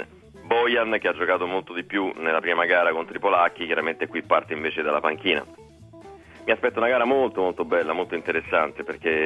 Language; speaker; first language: Italian; native; Italian